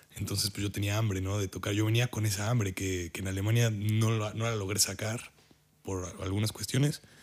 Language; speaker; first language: Spanish; native; Spanish